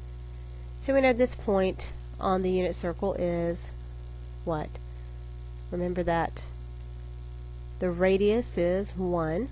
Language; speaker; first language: English; native; English